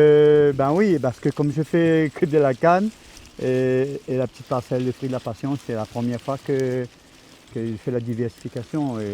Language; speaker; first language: French; non-native, local second language; Réunion Creole French